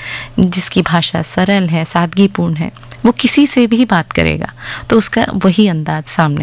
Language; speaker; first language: Hindi; native; Hindi